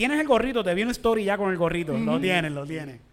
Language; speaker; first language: Spanish; native; Spanish